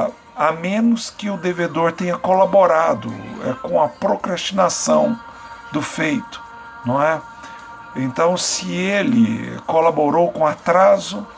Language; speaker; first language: Portuguese; native; Portuguese